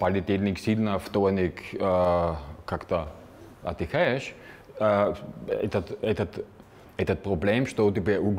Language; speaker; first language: Russian; non-native, fluent; German